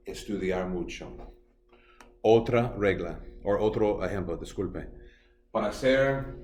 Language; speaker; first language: Spanish; non-native, fluent; English